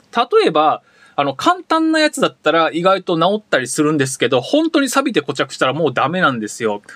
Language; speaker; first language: Japanese; native; Japanese